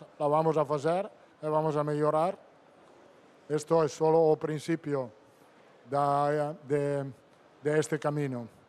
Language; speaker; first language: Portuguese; non-native, fluent; Italian